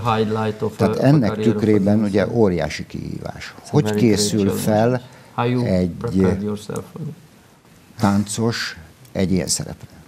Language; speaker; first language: Hungarian; native; Hungarian